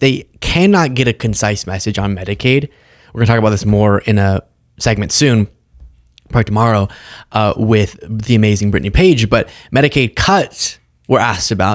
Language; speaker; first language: English; native; English